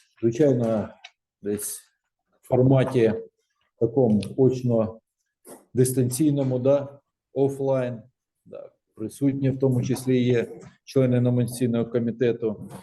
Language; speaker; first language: Ukrainian; native; Ukrainian